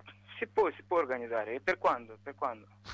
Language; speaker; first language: Italian; non-native, learner; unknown